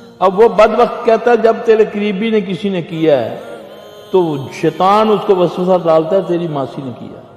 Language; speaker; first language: Urdu; non-native, local second language; Punjabi